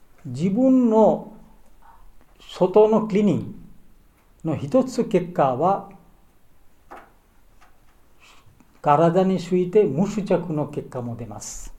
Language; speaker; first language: Japanese; non-native, learner; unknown